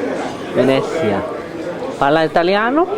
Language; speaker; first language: Italian; non-native, learner; English